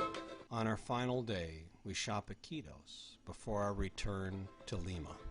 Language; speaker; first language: English; native; English